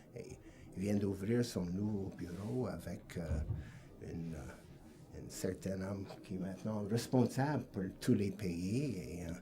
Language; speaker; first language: French; non-native, local second language; English